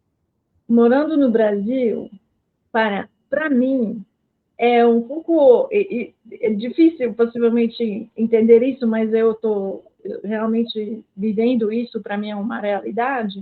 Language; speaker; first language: Portuguese; non-native, fluent; French